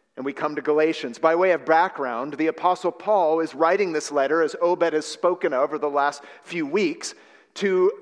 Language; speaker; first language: English; native; English